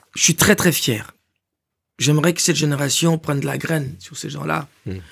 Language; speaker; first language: French; non-native, local second language; Lingala